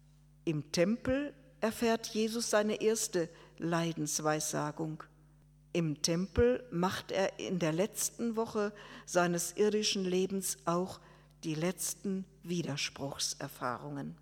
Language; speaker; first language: German; native; German